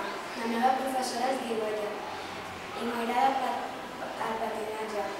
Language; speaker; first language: Catalan; early bilingual, other home language; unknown